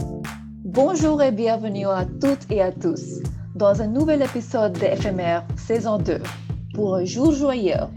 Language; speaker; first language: French; non-native, fluent; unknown